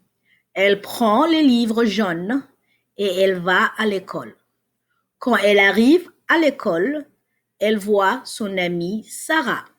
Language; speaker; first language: French; non-native, fluent; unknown